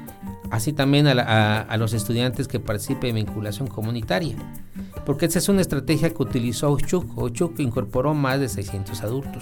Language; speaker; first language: Spanish; native; Spanish